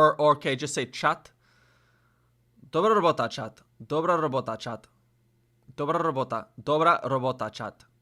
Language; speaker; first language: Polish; non-native, learner; English